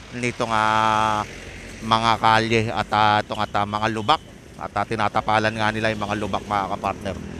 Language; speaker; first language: Filipino; native; Filipino